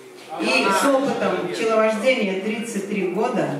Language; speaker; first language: Russian; native; Russian